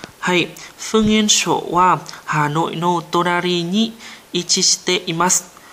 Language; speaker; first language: Japanese; non-native, learner; Vietnamese